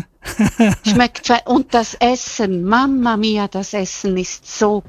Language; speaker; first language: German; non-native, local second language; Italian